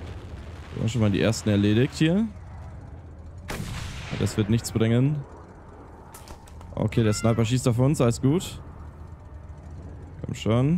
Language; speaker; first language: German; native; German